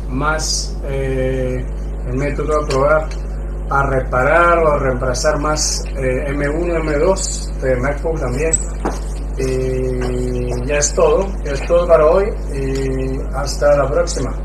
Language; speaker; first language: Spanish; non-native, fluent; Chinese